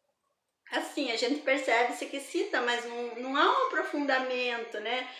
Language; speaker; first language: Portuguese; native; Portuguese